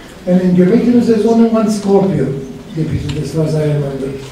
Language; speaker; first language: English; non-native, fluent; Turkish